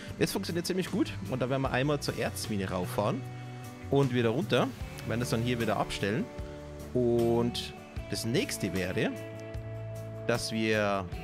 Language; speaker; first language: German; native; German